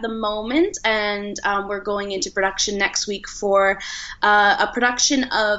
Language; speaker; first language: English; native; English